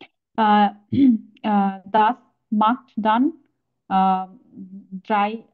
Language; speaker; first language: German; non-native, learner; Bangla